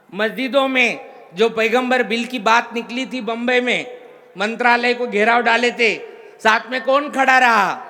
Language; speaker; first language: Hindi; non-native, local second language; Marathi